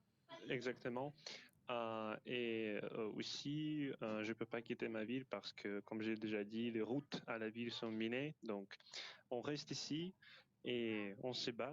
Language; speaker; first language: French; non-native, fluent; Ukrainian